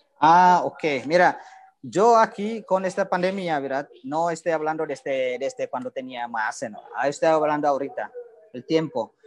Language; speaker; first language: Spanish; non-native, learner; Indonesian